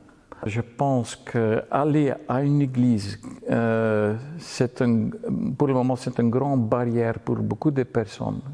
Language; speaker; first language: French; non-native, fluent; Dutch